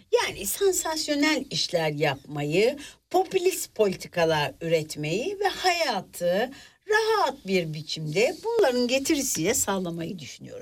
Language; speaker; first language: Turkish; native; Turkish